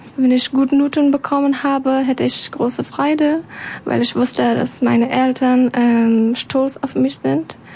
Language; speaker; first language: German; non-native, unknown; Persian